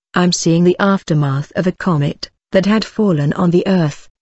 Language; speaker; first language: English; non-native, local second language; Zulu